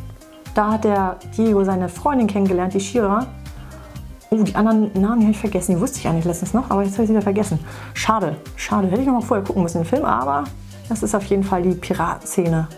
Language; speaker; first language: German; native; German